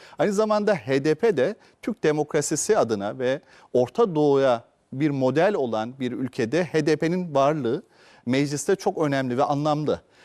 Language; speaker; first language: Turkish; native; Turkish